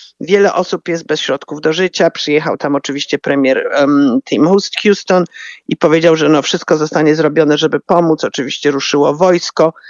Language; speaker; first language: Polish; native; Polish